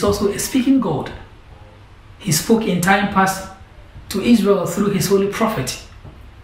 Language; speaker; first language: English; non-native, local second language; Akan